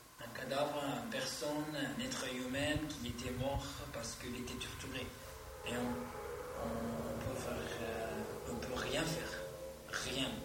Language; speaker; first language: French; non-native, learner; Arabic